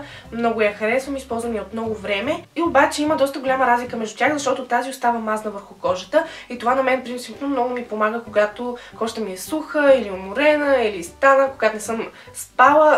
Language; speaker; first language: Bulgarian; native; Bulgarian